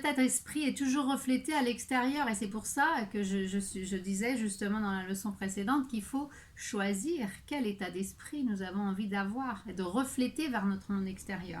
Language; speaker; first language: French; native; French